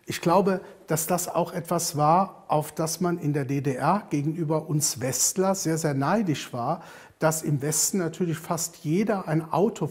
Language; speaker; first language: German; native; German